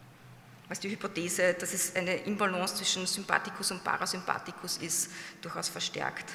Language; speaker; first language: German; native; German